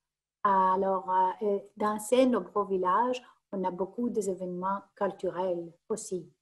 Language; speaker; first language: French; non-native, fluent; Greek